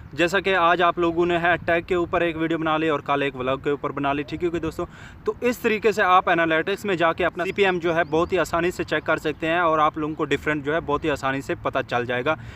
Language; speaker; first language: Urdu; native; Urdu